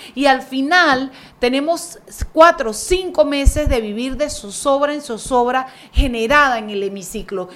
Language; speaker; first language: Spanish; native; Spanish